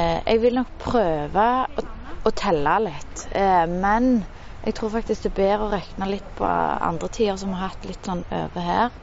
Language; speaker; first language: Norwegian; native; Norwegian